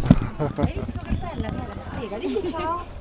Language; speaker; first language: Italian; non-native, learner; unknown